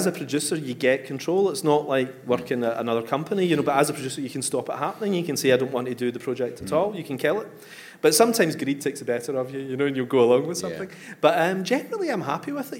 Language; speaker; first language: English; native; English